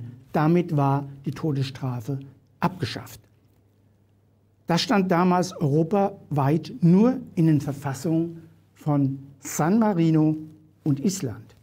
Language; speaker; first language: German; native; German